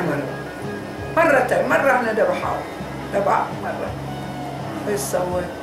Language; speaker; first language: Arabic; native; Arabic